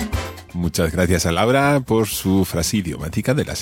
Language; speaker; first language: Spanish; non-native, fluent; English